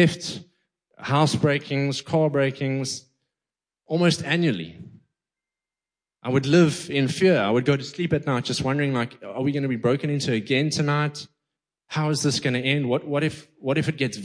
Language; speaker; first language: English; native; English